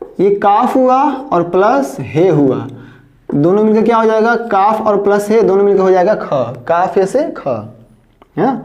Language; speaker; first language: Hindi; native; Hindi